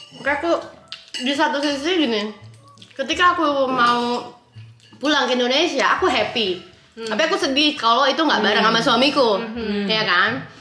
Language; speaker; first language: Indonesian; native; Indonesian